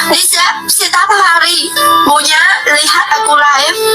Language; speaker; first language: Indonesian; non-native, learner; Vietnamese